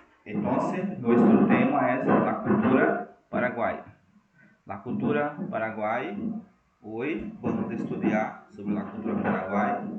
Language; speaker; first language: Spanish; non-native, fluent; Portuguese